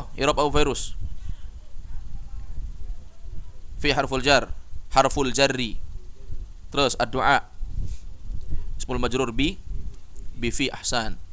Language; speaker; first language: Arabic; non-native, fluent; Indonesian